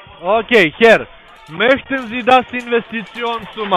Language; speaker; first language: German; non-native, learner; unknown